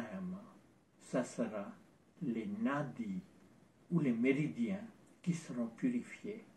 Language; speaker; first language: French; non-native, fluent; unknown